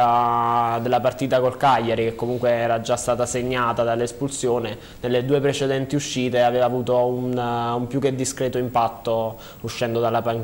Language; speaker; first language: Italian; native; Italian